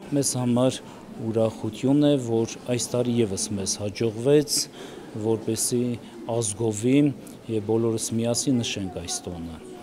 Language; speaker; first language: Armenian; native; Armenian